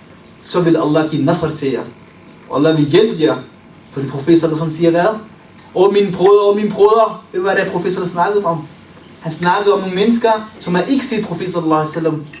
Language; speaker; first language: Danish; early bilingual, other home language; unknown